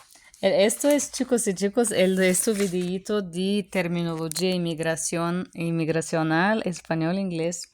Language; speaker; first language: Spanish; non-native, fluent; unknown